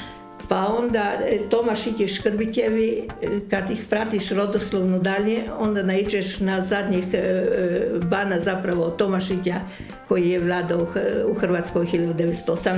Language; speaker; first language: Croatian; native; Croatian